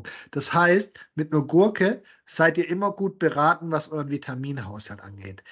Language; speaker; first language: German; native; German